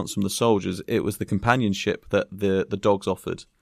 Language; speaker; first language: English; native; English